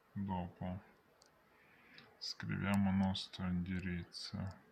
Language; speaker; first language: Italian; non-native, learner; Ukrainian